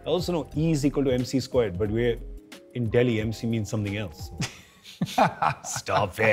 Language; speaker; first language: English; non-native, local second language; Hindi